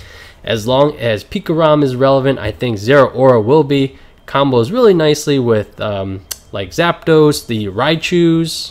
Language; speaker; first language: English; native; English